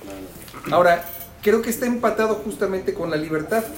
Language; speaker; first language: Spanish; native; Spanish